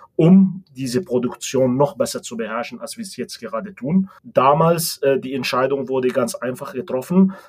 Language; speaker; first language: German; non-native, fluent; Arabic